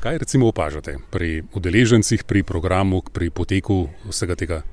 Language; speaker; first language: Slovenian; native; Slovenian